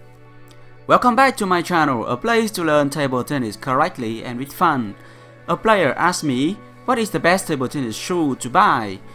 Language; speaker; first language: English; non-native, fluent; Vietnamese